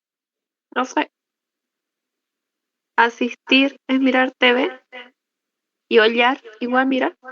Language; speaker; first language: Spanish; non-native, learner; Portuguese